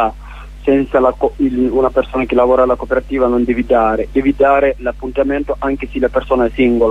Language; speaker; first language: Italian; non-native, learner; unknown